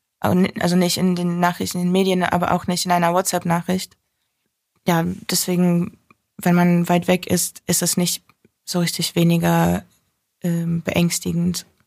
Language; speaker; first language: German; non-native, fluent; Ukrainian